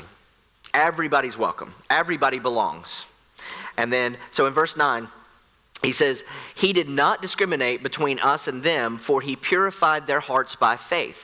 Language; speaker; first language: English; native; English